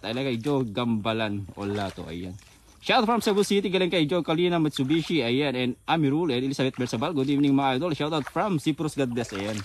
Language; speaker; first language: Filipino; non-native, local second language; Iloko